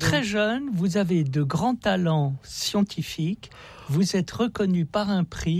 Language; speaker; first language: French; native; French